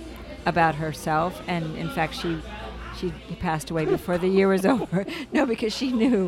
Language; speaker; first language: English; native; English